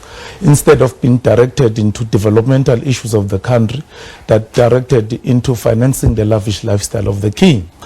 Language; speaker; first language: English; non-native, local second language; Swati